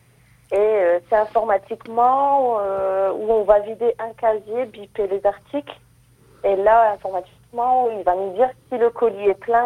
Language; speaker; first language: French; native; French